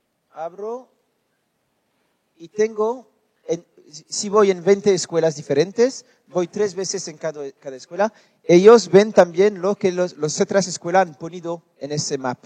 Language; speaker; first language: Spanish; non-native, learner; French